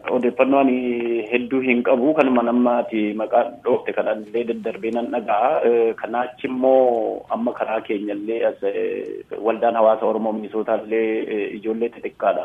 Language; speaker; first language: Oromo; native; Oromo